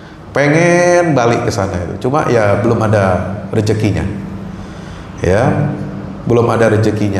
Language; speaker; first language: Indonesian; native; Indonesian